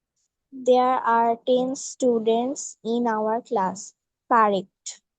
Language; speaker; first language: English; non-native, learner; Bangla